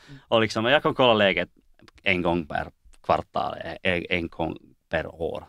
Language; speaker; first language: Swedish; non-native, local second language; Finnish